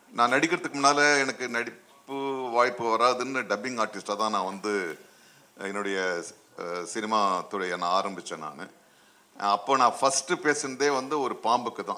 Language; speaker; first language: Tamil; native; Tamil